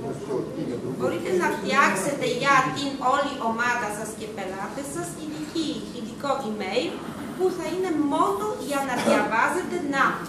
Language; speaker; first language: Greek; non-native, fluent; Russian